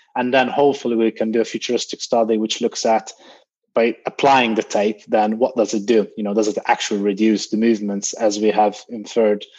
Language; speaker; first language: English; non-native, fluent; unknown